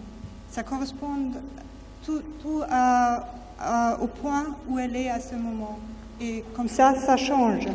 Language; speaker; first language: French; non-native, fluent; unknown